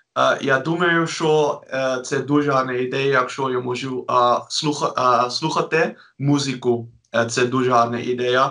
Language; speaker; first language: Ukrainian; non-native, learner; Dutch